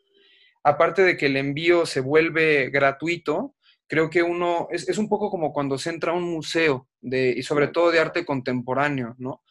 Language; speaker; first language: Spanish; native; Spanish